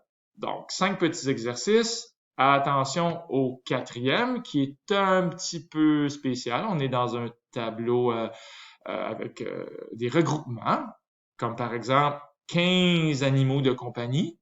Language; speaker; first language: French; native; French